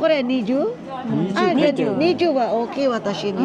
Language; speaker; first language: Japanese; non-native, learner; Filipino